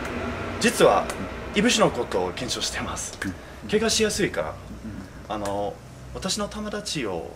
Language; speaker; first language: Japanese; non-native, fluent; English